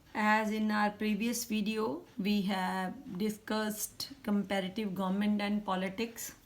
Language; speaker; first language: English; non-native, local second language; Punjabi